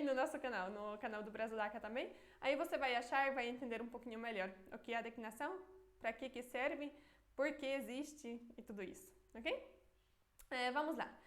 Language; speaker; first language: Portuguese; non-native, fluent; Polish